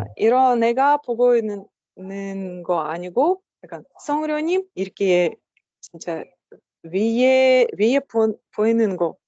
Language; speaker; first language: Korean; non-native, learner; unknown